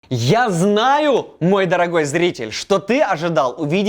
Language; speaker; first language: Russian; native; Russian